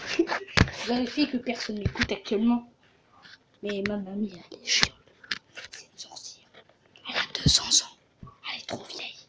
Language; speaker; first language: French; native; French